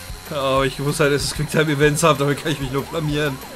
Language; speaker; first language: German; native; German